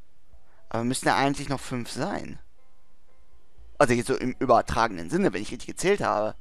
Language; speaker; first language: German; native; German